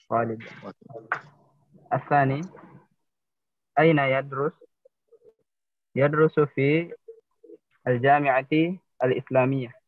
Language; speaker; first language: Arabic; non-native, learner; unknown